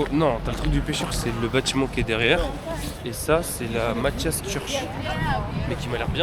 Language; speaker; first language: French; native; French